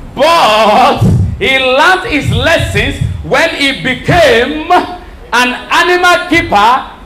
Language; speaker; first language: English; non-native, local second language; Yoruba